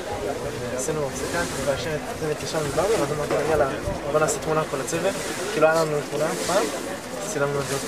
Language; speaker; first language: Hebrew; native; Hebrew